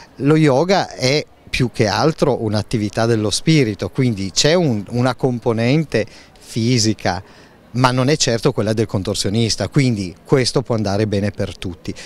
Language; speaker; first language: Italian; native; Italian